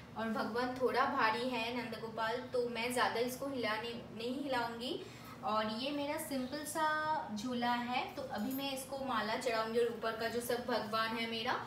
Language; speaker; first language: Hindi; non-native, local second language; Bangla